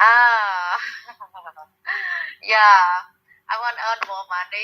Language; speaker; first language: English; non-native, learner; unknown